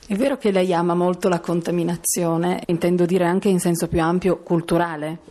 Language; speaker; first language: Italian; native; Italian